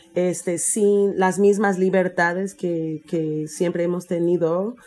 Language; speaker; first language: Spanish; non-native, fluent; English